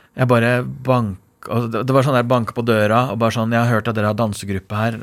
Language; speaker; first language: Norwegian; non-native, fluent; Persian